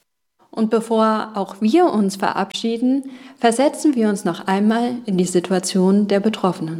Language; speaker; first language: German; native; German